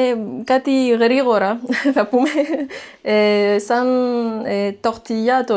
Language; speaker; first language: Greek; early bilingual, heritage; French